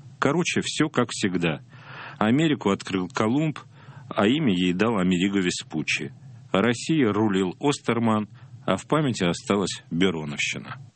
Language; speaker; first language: Russian; native; Russian